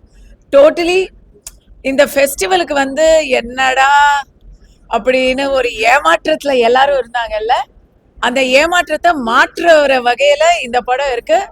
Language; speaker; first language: Tamil; native; Tamil